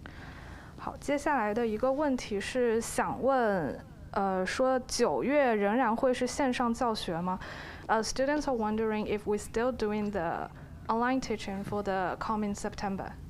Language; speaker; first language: Chinese; native; Chinese